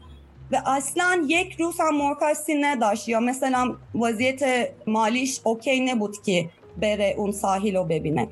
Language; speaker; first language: Persian; non-native, fluent; Turkish